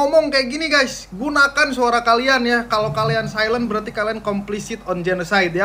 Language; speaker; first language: Indonesian; native; Indonesian